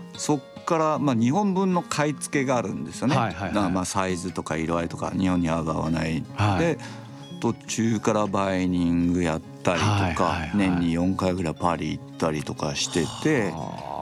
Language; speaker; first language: Japanese; native; Japanese